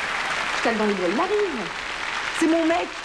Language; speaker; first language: French; native; French